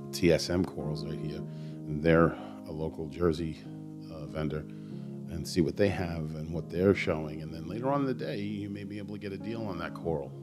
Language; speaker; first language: English; native; English